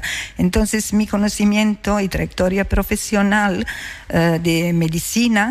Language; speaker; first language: Spanish; non-native, learner; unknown